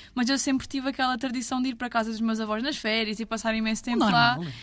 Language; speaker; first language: Portuguese; native; Portuguese